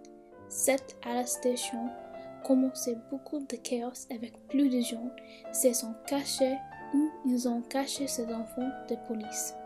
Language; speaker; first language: French; non-native, learner; English